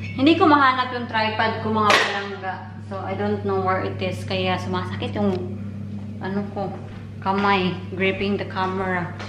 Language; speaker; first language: Filipino; native; Filipino